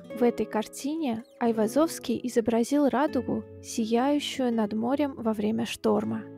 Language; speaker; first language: Russian; native; Russian